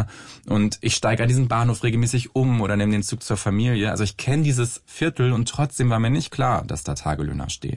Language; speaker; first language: German; native; German